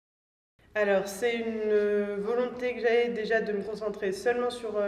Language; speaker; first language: French; native; French